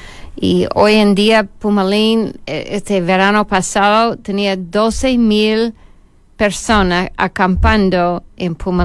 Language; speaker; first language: Spanish; non-native, fluent; English